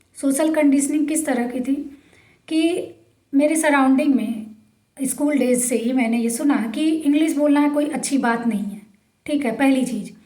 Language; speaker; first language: Hindi; native; Hindi